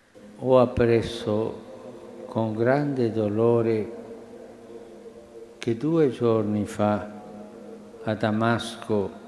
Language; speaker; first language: Italian; non-native, fluent; Spanish